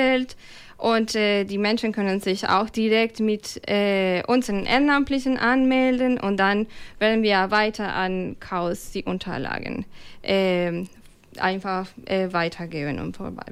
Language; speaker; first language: German; non-native, fluent; Spanish